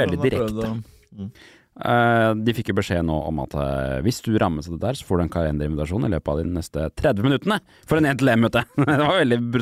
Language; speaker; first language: Norwegian; native; Norwegian